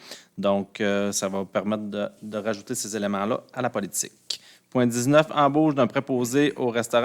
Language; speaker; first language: French; native; French